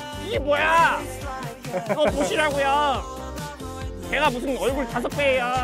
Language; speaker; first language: Korean; native; Korean